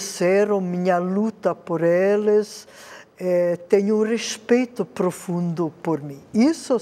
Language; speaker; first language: Portuguese; non-native, fluent; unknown